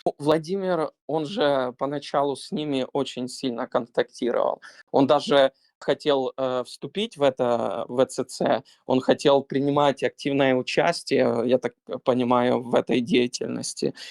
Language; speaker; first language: Russian; native; Russian